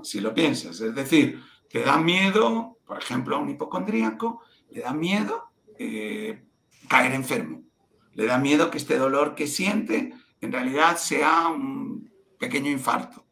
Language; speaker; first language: Spanish; native; Spanish